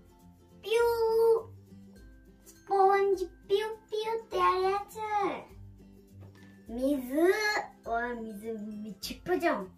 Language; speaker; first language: Japanese; early bilingual, other home language; Indonesian